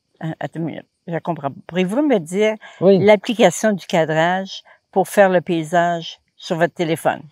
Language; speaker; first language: French; native; French